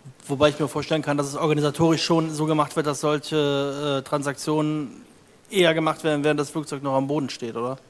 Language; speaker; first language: German; native; German